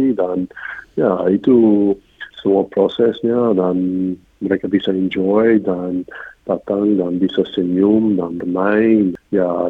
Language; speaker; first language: Indonesian; non-native, fluent; English